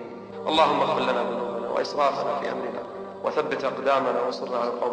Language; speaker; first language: Arabic; native; Arabic